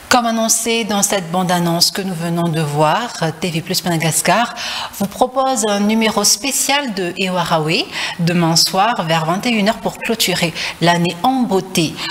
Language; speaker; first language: French; non-native, local second language; Malagasy